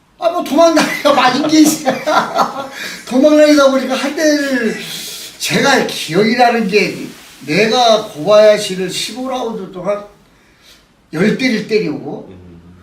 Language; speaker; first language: Korean; native; Korean